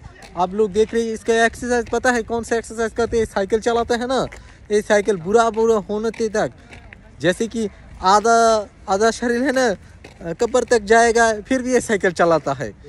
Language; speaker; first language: Hindi; non-native, learner; Bangla